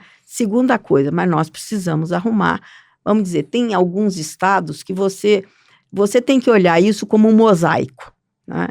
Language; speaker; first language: Portuguese; native; Portuguese